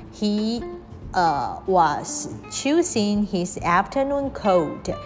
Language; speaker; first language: English; non-native, fluent; Chinese